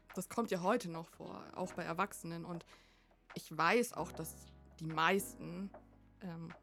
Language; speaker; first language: German; early bilingual, other home language; Vietnamese